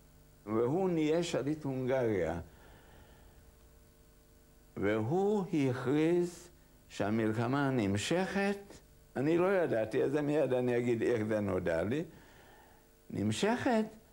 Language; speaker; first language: Hebrew; non-native, fluent; Hungarian